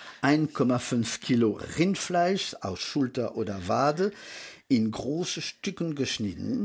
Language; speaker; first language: German; early bilingual, heritage; French